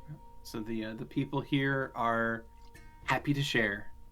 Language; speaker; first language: English; native; English